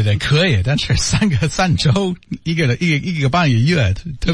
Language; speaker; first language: Chinese; non-native, learner; English